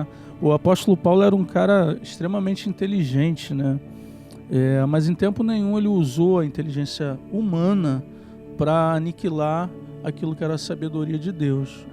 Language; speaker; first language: Portuguese; native; Portuguese